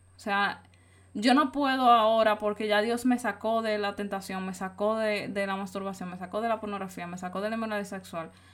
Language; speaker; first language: Spanish; native; Spanish